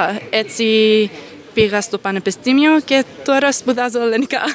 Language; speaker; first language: Greek; non-native, learner; English